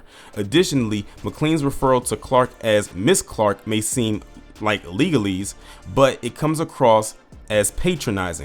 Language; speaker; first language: English; native; English